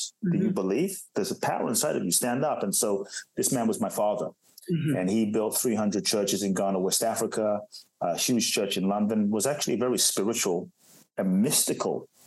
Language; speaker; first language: English; native; English